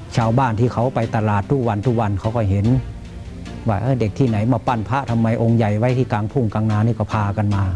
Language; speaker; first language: Thai; native; Thai